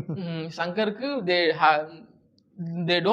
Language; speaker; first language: Telugu; non-native, learner; Tamil